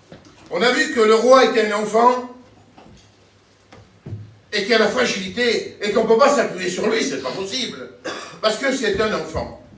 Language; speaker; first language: French; native; French